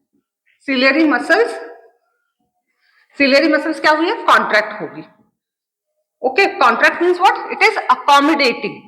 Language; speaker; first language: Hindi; native; Hindi